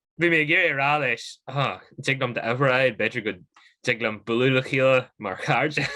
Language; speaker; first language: Irish; native; Irish